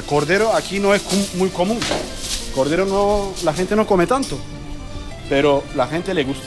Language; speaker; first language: Spanish; non-native, learner; Turkish